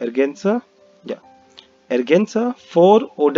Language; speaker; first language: German; non-native, fluent; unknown